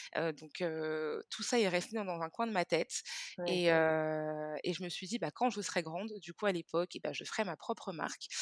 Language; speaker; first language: French; early bilingual, other home language; Hebrew